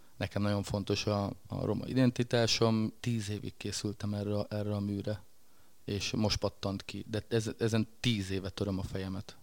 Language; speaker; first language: Hungarian; native; Hungarian